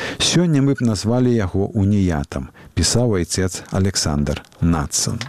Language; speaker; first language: Belarusian; native; Belarusian